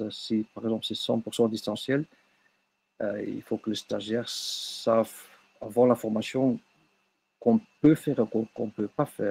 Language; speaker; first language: French; non-native, local second language; Dutch